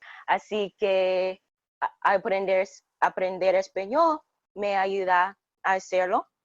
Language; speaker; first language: Spanish; non-native, learner; English